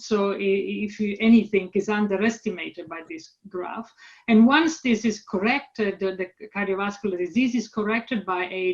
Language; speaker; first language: English; non-native, fluent; Italian